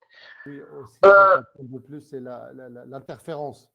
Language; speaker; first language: French; non-native, local second language; Arabic